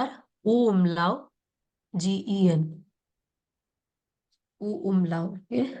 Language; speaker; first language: German; non-native, fluent; Malayalam